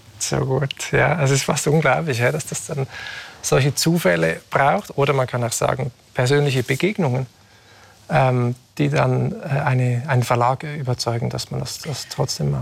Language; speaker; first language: German; native; German